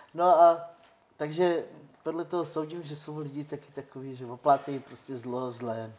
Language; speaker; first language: Czech; non-native, local second language; Romany